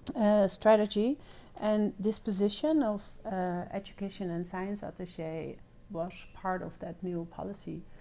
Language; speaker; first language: English; non-native, fluent; Dutch